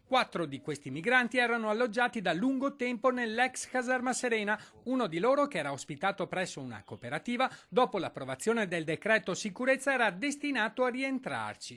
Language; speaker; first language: Italian; native; Italian